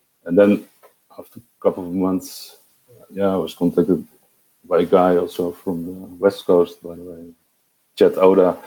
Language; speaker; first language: English; non-native, fluent; Dutch